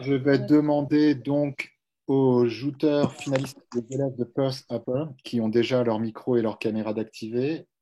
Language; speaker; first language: French; native; French